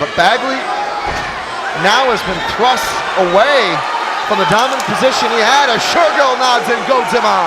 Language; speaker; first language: English; native; English